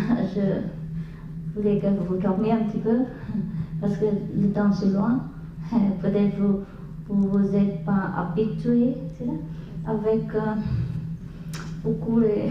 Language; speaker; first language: French; non-native, learner; Vietnamese